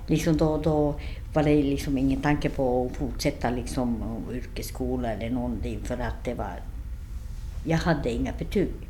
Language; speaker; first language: Swedish; early bilingual, other home language; Finnish